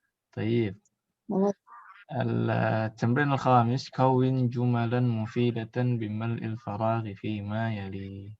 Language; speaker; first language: Arabic; non-native, fluent; Indonesian